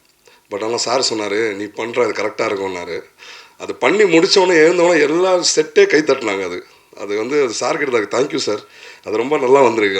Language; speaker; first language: Tamil; non-native, learner; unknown